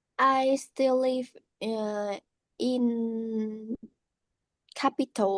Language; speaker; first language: English; non-native, learner; Vietnamese